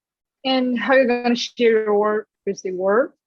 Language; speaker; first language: English; non-native, learner; Chinese